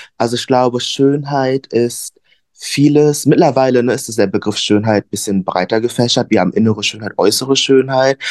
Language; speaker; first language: German; early bilingual, other home language; Vietnamese